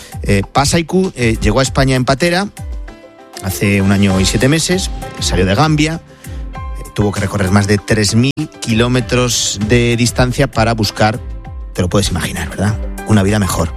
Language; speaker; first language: Spanish; native; Spanish